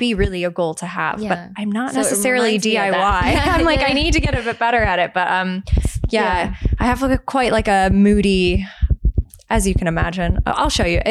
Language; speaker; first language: English; native; English